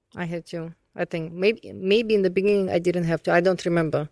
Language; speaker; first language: English; non-native, fluent; Russian